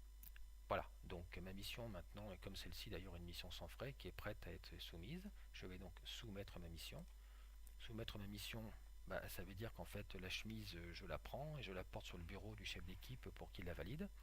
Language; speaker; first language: French; native; French